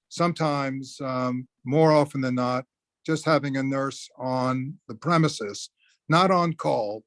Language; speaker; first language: English; native; English